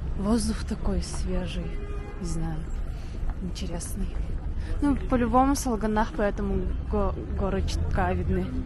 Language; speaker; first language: Russian; native; Russian